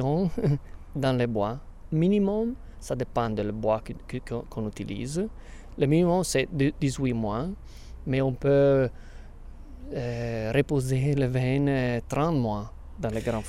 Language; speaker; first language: French; non-native, fluent; Italian